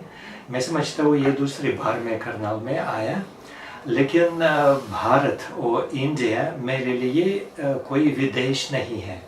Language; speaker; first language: Hindi; non-native, fluent; Russian